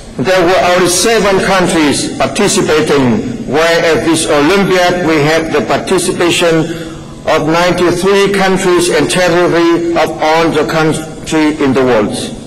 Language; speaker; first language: English; non-native, fluent; Vietnamese